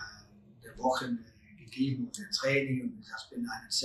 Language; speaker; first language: German; non-native, learner; Danish